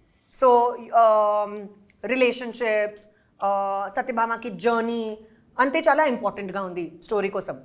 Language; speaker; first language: Telugu; non-native, fluent; Hindi